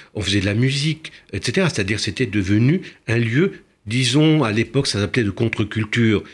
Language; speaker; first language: French; early bilingual, other home language; Romanian